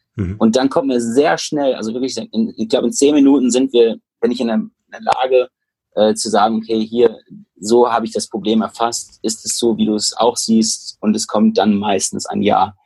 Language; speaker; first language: German; native; German